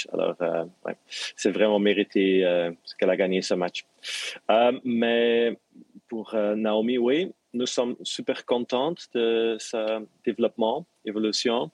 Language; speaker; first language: French; non-native, local second language; Dutch